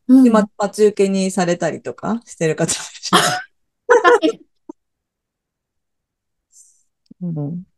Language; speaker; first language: Japanese; native; Japanese